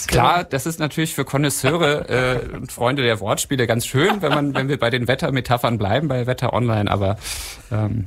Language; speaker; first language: German; native; German